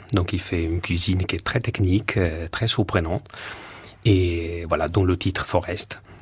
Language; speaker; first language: French; non-native, fluent; Italian